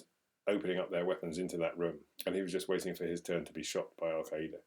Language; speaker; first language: English; native; English